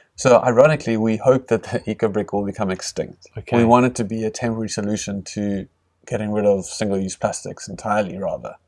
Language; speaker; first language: English; native; English